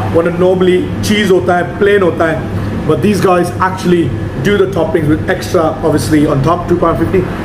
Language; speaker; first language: English; early bilingual, other home language; Hindi